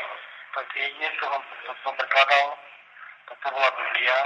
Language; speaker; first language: Czech; non-native, local second language; Romany